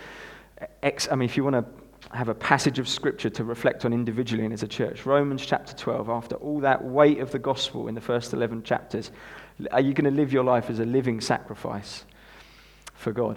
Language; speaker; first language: English; native; English